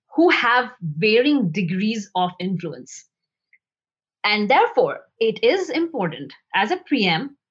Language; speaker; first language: English; non-native, local second language; Hindi